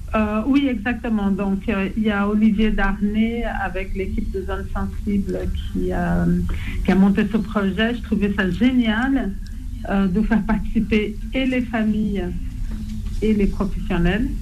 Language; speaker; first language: French; non-native, fluent; Portuguese